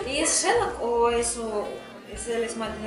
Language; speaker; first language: Spanish; non-native, fluent; Russian